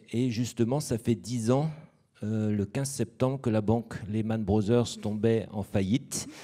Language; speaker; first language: French; native; French